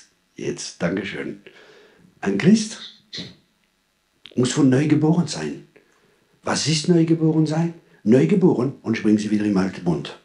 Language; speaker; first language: German; non-native, fluent; French